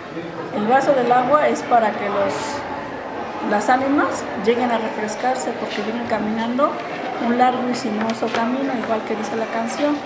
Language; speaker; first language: Spanish; native; Spanish